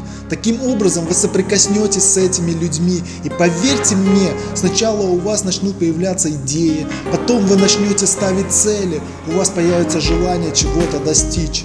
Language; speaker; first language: Russian; native; Russian